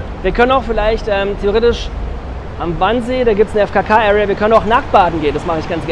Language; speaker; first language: German; native; German